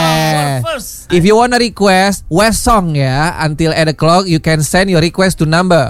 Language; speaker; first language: English; non-native, learner; Indonesian